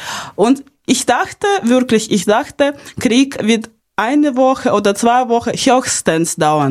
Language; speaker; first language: German; non-native, fluent; Ukrainian